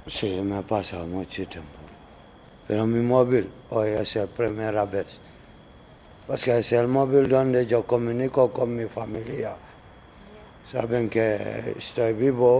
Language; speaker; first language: Spanish; non-native, learner; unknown